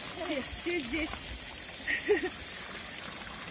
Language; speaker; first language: Russian; native; Russian